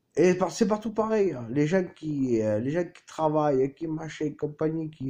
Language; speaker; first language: French; native; French